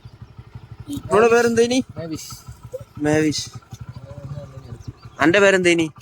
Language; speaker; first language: Malayalam; native; Malayalam